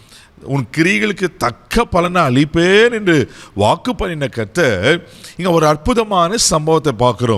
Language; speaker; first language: Tamil; native; Tamil